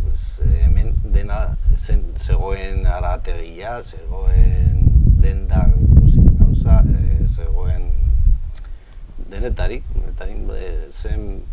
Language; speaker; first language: Basque; non-native, local second language; Spanish